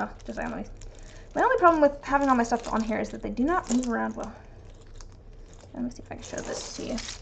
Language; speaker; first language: English; native; English